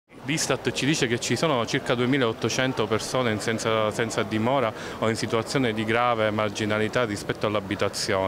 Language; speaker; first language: Italian; native; Italian